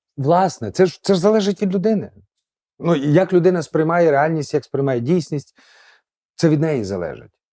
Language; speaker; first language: Ukrainian; native; Ukrainian